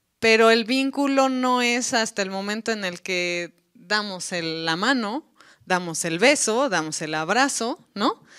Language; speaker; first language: Spanish; native; Spanish